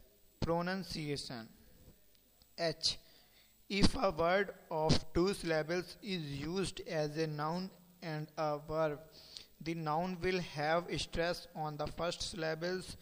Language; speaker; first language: English; non-native, local second language; Hindi